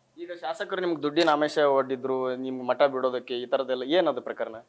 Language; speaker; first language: Kannada; native; Kannada